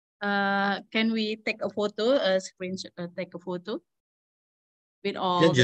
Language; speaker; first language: English; non-native, learner; Indonesian